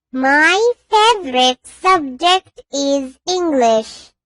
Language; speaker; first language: English; non-native, learner; Urdu